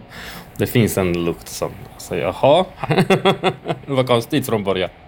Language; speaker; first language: Swedish; non-native, learner; Polish